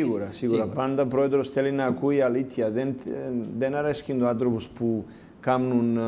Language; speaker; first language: Greek; non-native, learner; Serbian